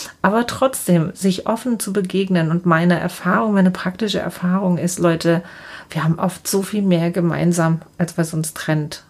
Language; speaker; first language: German; native; German